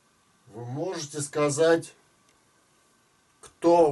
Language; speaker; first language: Russian; native; Russian